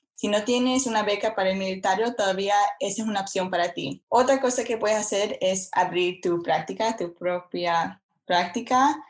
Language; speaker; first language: Spanish; early bilingual, heritage; Spanish